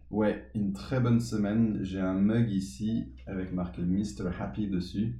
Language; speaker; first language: French; early bilingual, other home language; English